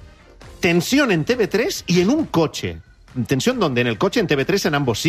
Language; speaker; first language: Spanish; native; Spanish